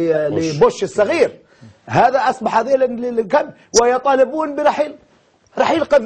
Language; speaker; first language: Arabic; native; Arabic